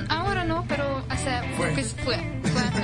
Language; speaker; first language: Spanish; non-native, fluent; Hungarian